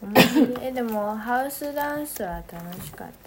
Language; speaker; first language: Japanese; early bilingual, other home language; Korean